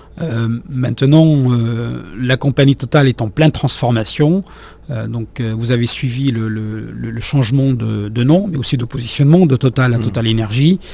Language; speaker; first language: French; non-native, local second language; Arabic